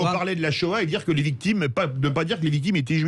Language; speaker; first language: French; native; French